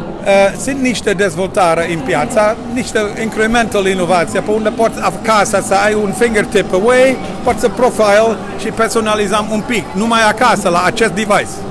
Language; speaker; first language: Romanian; non-native, learner; Dutch